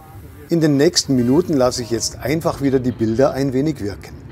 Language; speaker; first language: German; native; German